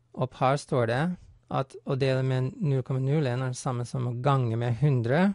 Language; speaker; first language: Norwegian; non-native, fluent; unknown